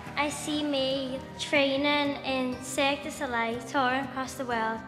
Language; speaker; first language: English; native; English